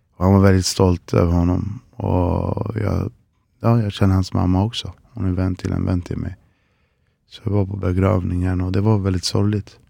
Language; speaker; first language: Swedish; early bilingual, other home language; Spanish